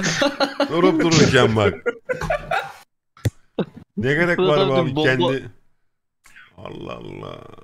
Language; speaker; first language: Turkish; native; Turkish